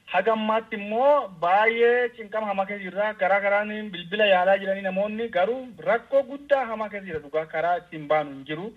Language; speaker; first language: Oromo; native; Oromo